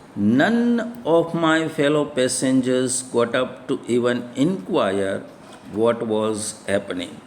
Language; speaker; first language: English; non-native, local second language; Gujarati